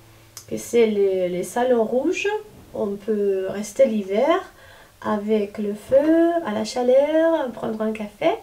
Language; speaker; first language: French; non-native, fluent; Spanish